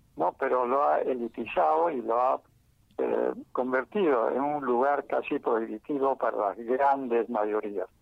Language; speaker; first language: Spanish; non-native, local second language; Quechua